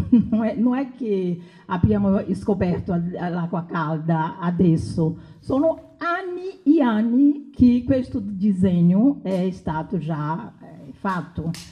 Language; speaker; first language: Italian; non-native, fluent; Spanish